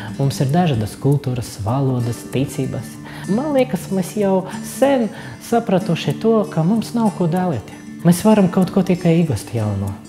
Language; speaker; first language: Latvian; non-native, local second language; Russian